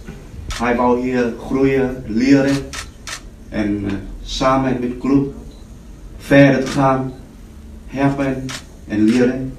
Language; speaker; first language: Dutch; non-native, learner; Vietnamese